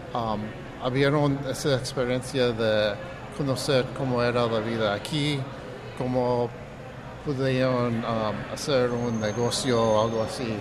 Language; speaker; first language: Spanish; early bilingual, heritage; Spanish